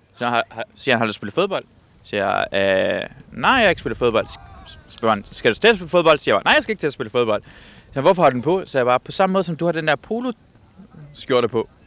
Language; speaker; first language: Danish; non-native, fluent; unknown